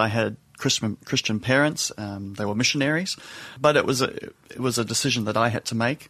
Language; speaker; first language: English; native; English